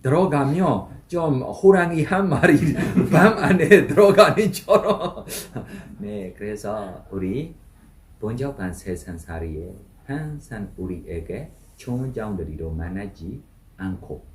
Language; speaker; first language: Korean; non-native, learner; Burmese